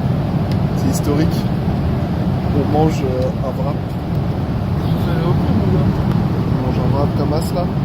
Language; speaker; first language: French; native; French